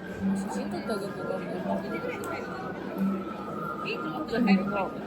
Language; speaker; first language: Japanese; native; Japanese